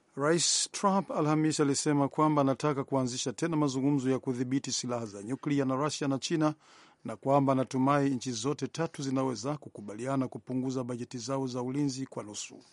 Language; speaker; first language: Swahili; non-native, local second language; Rundi